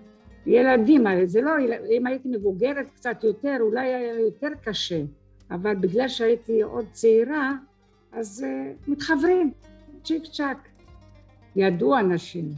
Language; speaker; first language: Hebrew; early bilingual, other home language; French